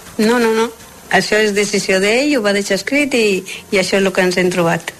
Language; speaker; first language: Catalan; non-native, local second language; Galician